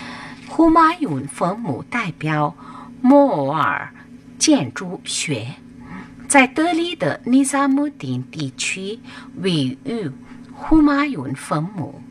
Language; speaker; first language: Chinese; non-native, fluent; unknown